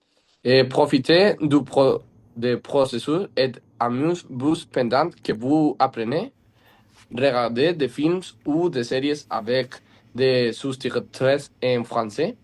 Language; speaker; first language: French; non-native, learner; Spanish